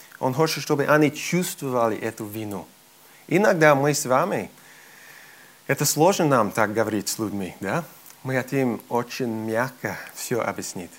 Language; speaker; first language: Russian; non-native, fluent; English